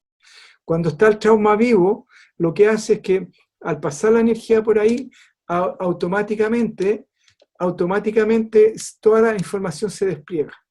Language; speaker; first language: Spanish; native; Spanish